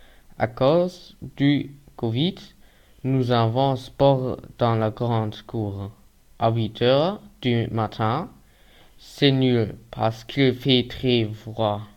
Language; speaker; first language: French; non-native, learner; German